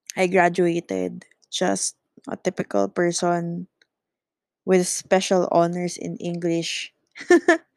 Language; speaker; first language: English; non-native, local second language; Filipino